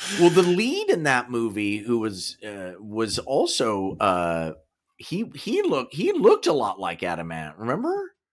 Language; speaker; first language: English; native; English